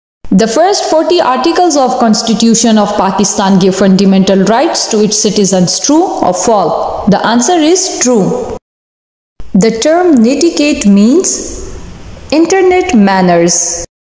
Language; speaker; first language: English; non-native, local second language; Pashto